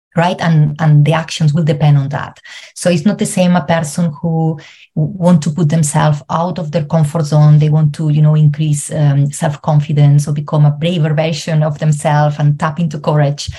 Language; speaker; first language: English; non-native, fluent; Spanish